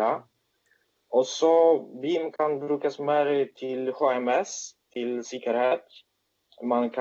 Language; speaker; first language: Swedish; non-native, fluent; Polish